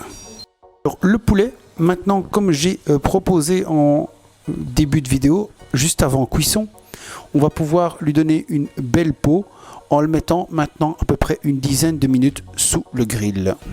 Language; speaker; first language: French; native; French